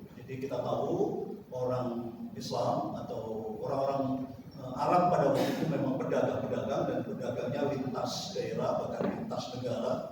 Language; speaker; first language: Indonesian; native; Indonesian